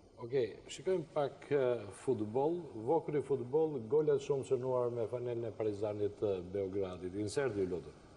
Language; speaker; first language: Albanian; native; Albanian